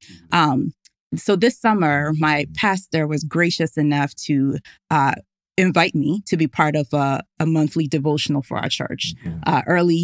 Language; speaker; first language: English; native; English